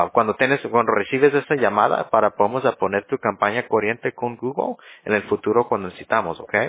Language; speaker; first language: Spanish; early bilingual, heritage; Spanish